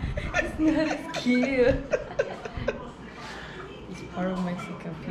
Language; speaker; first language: English; non-native, learner; Spanish